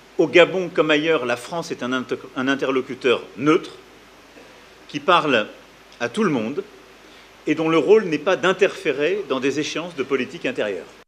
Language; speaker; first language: French; native; French